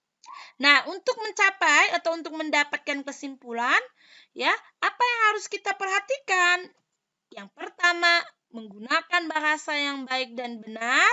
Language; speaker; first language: Indonesian; native; Indonesian